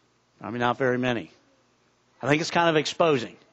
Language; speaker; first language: English; native; English